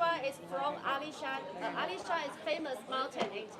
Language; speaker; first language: English; non-native, learner; Chinese